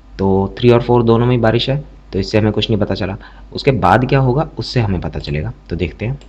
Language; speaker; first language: Hindi; native; Hindi